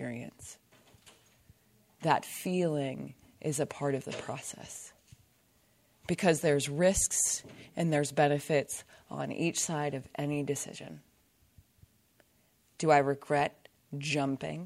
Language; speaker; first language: English; native; English